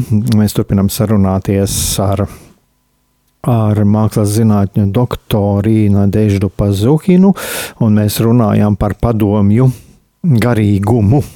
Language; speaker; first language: Latvian; native; Latvian